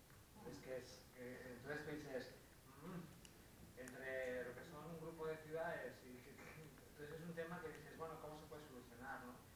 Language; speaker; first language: Spanish; native; Spanish